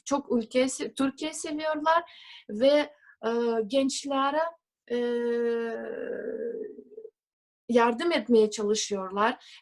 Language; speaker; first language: Turkish; non-native, fluent; Russian